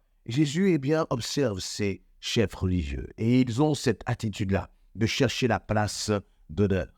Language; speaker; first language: French; native; French